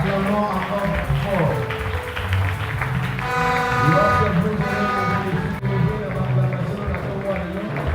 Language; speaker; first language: French; non-native, local second language; Lingala